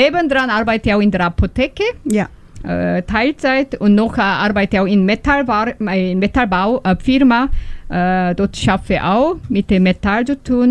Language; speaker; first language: German; non-native, fluent; Korean